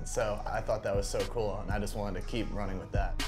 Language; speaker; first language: English; native; English